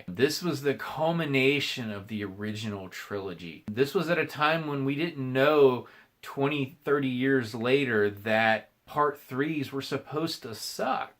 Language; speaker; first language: English; native; English